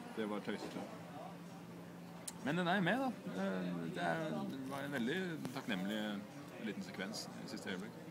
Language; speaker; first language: Norwegian; native; Norwegian